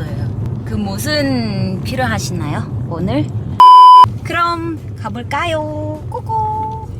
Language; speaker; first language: Korean; non-native, learner; Thai